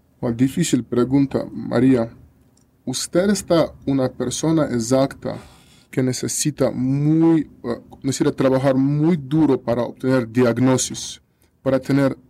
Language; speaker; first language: Spanish; non-native, learner; Russian